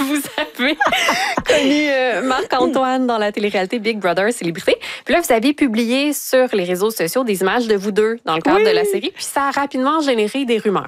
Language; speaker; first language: French; native; French